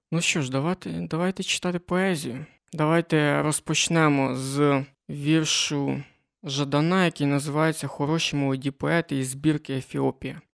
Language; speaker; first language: Ukrainian; non-native, local second language; Russian